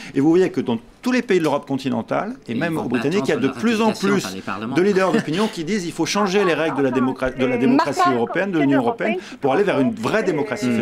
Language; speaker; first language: French; native; French